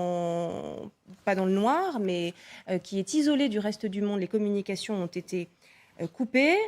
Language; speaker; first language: French; native; French